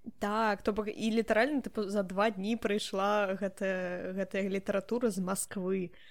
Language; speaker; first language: Belarusian; non-native, local second language; Russian